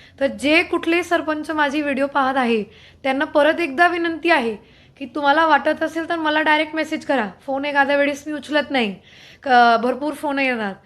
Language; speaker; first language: Marathi; non-native, fluent; Hindi